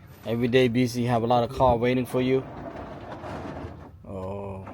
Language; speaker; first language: English; non-native, fluent; Lao